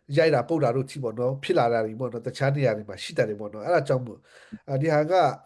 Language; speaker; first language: Burmese; non-native, local second language; Hakha Chin